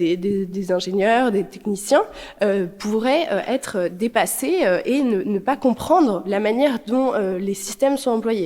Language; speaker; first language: French; native; French